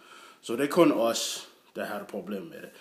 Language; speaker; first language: Danish; non-native, learner; English